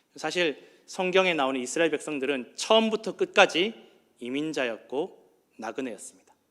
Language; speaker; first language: Korean; native; Korean